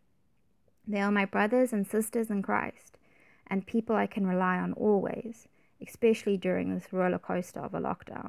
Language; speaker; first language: English; native; English